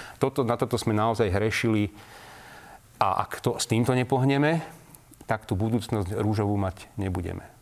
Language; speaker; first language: Slovak; native; Slovak